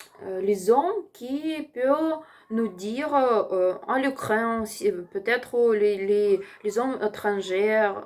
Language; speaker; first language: French; non-native, learner; Ukrainian